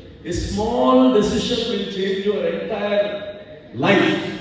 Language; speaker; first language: English; non-native, local second language; Telugu